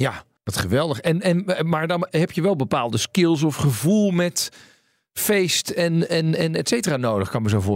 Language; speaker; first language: Dutch; native; Dutch